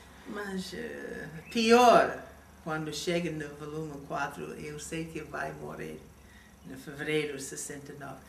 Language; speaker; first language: Portuguese; non-native, fluent; English